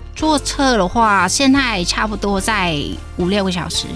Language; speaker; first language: Chinese; non-native, fluent; Khmer